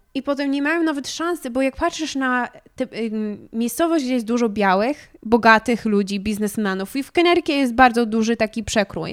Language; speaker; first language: Polish; early bilingual, heritage; Polish